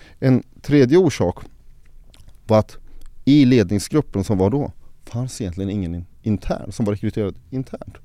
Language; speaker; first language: Swedish; early bilingual, other home language; Arabic